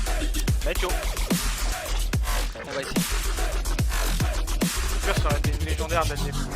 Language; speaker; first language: French; native; French